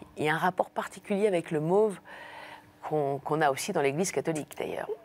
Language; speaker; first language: French; native; French